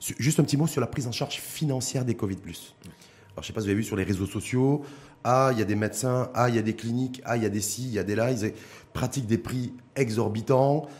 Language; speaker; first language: French; non-native, local second language; Arabic